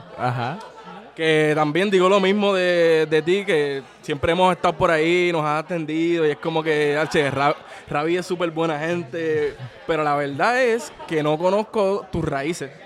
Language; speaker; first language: Spanish; native; Spanish